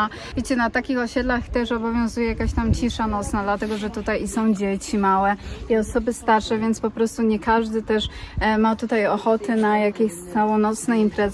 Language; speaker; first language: Polish; native; Polish